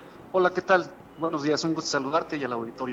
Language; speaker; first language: Spanish; native; Spanish